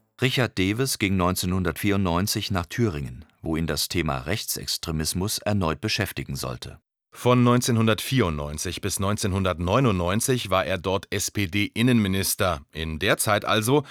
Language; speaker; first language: German; native; German